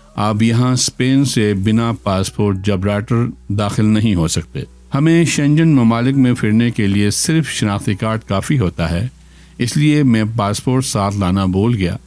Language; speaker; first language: Urdu; non-native, local second language; Brahui